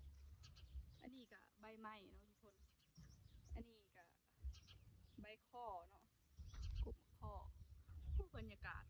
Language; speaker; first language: Thai; non-native, local second language; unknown